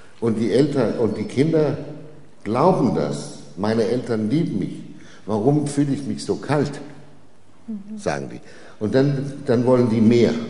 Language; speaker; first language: German; non-native, fluent; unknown